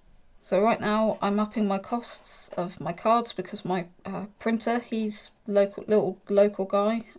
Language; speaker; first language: English; native; English